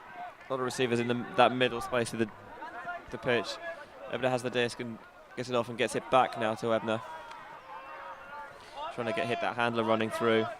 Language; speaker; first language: English; native; English